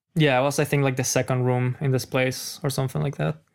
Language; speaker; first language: English; non-native, fluent; Spanish